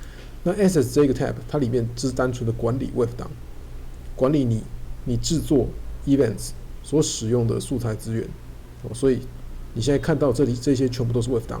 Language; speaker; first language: Chinese; native; Chinese